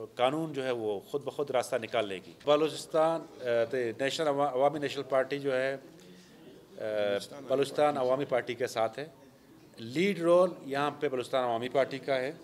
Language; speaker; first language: Urdu; non-native, local second language; Baluchi